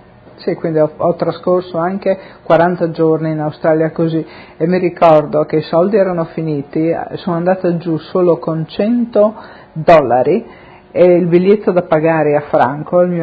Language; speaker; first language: Italian; native; Italian